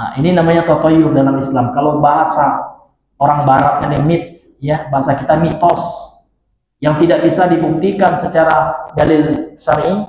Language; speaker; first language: Indonesian; non-native, local second language; Minangkabau